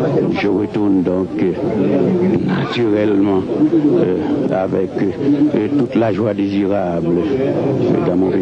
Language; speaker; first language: French; non-native, local second language; Haitian Creole